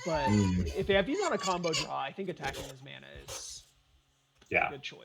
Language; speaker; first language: English; native; English